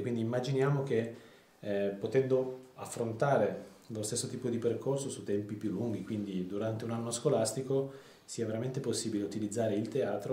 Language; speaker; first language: Italian; native; Italian